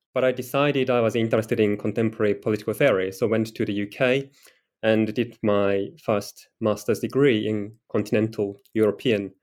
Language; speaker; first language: English; non-native, fluent; Japanese